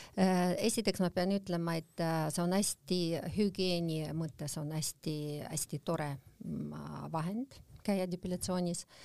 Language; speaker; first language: Estonian; non-native, local second language; Russian